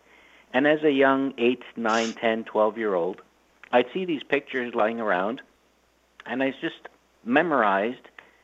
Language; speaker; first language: English; native; English